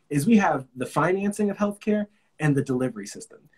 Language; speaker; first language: English; native; English